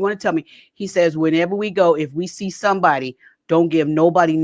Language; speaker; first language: English; native; English